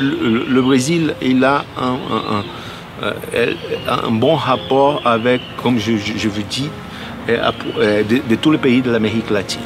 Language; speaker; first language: French; non-native, fluent; Portuguese